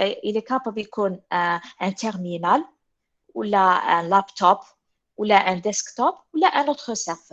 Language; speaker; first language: French; non-native, local second language; Arabic